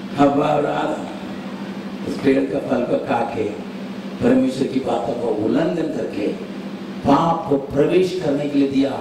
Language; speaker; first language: Hindi; non-native, local second language; Tamil